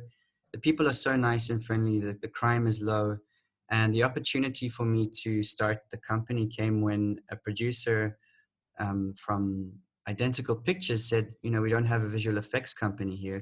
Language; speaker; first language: English; native; English